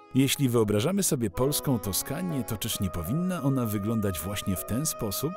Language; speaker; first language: Polish; native; Polish